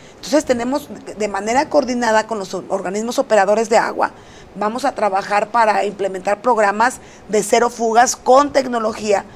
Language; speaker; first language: Spanish; native; Spanish